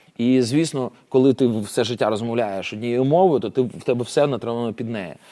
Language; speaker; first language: Ukrainian; non-native, local second language; Russian